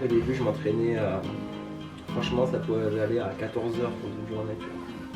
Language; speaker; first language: French; native; French